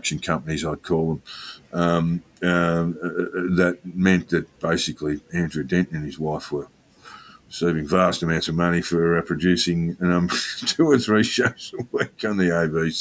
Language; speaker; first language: English; native; English